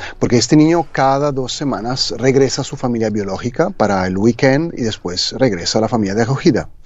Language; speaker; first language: Spanish; non-native, fluent; Italian